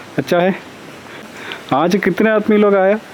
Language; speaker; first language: Hindi; non-native, local second language; Malayalam